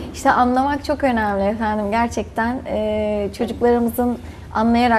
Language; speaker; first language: Turkish; native; Turkish